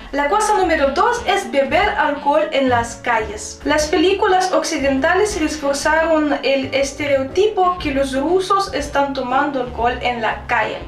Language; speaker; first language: Spanish; non-native, fluent; Russian